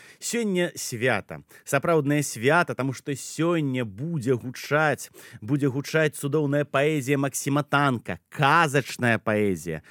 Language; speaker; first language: Belarusian; native; Belarusian